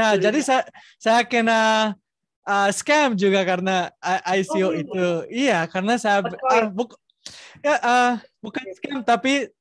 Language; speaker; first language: Indonesian; non-native, learner; Spanish